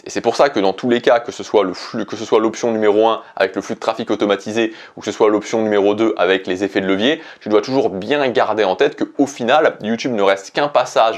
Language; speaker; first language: French; native; French